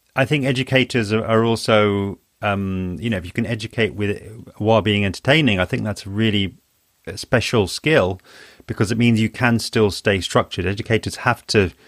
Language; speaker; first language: English; native; English